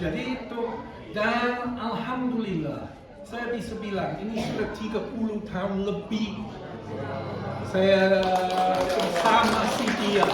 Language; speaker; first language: Indonesian; non-native, fluent; English